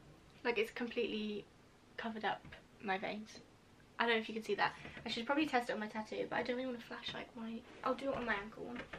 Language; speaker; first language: English; native; English